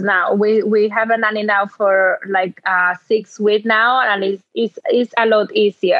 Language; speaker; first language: English; non-native, fluent; Spanish